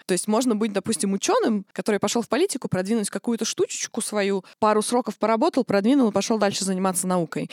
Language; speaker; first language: Russian; non-native, local second language; Estonian